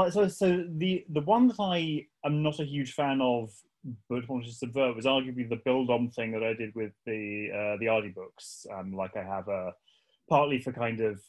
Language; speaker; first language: English; native; English